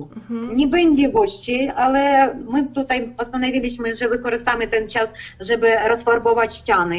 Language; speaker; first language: Polish; non-native, learner; Ukrainian